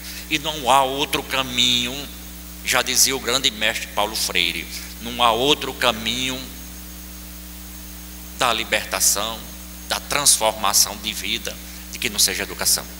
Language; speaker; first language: Portuguese; native; Portuguese